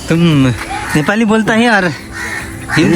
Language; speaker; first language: Hindi; non-native, learner; Nepali